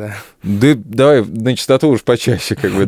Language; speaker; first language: Russian; native; Russian